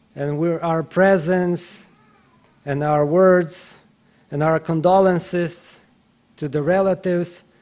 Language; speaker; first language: English; non-native, fluent; Ukrainian